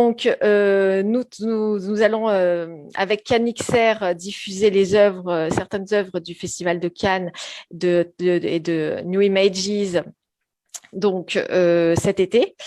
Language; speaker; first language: French; native; French